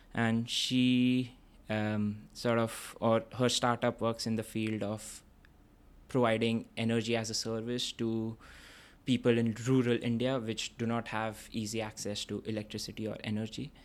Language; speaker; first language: English; non-native, local second language; Bangla